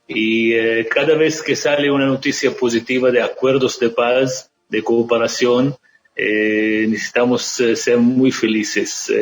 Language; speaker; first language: Spanish; non-native, fluent; Arabic